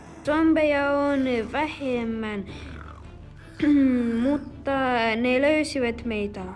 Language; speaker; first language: Finnish; non-native, learner; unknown